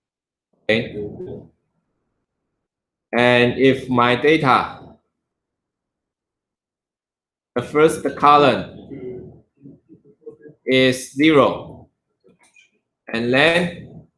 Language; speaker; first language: English; non-native, learner; Chinese